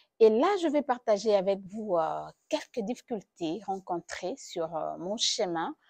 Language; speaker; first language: French; non-native, local second language; Lingala